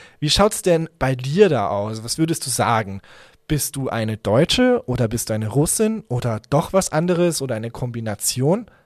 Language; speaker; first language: German; early bilingual, other home language; Hungarian